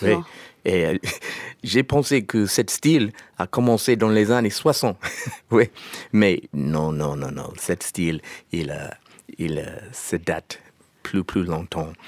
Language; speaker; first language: French; non-native, learner; English